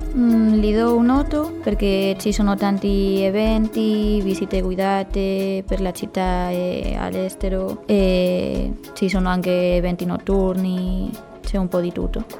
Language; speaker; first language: Italian; non-native, fluent; Spanish